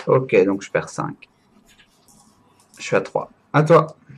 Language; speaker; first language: French; native; French